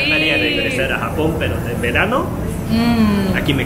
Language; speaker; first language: Spanish; non-native, fluent; Japanese